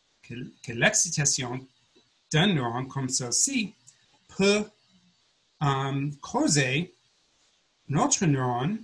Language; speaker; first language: French; non-native, learner; English